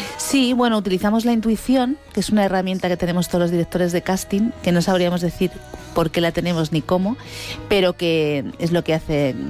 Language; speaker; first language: Spanish; native; Spanish